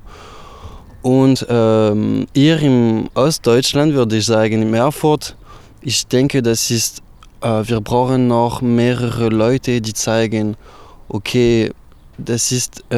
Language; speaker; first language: German; non-native, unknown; French